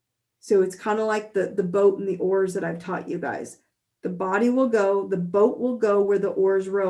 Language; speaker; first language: English; native; English